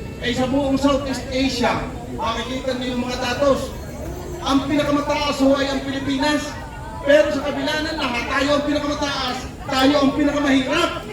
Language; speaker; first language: Filipino; native; Filipino